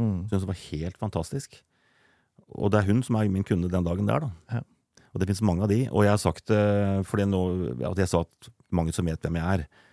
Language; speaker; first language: Norwegian; native; Norwegian